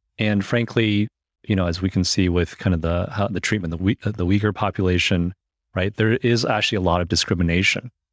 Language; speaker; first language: English; early bilingual, other home language; Chinese